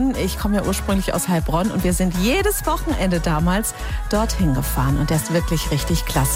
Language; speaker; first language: German; native; German